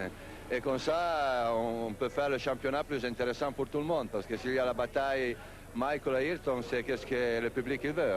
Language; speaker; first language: French; non-native, fluent; Italian